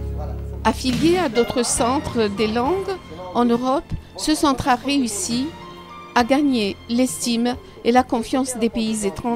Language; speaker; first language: French; non-native, local second language; Arabic